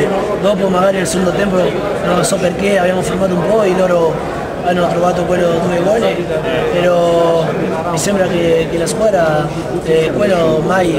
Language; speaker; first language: Italian; non-native, fluent; Spanish